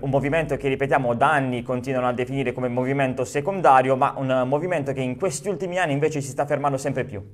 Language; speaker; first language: Italian; native; Italian